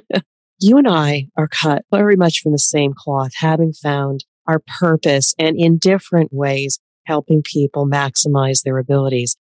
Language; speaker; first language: English; native; English